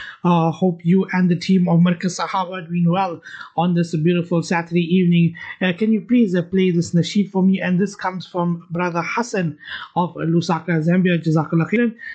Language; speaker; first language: English; native; English